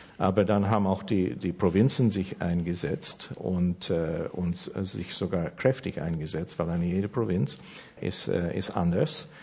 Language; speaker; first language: German; early bilingual, heritage; German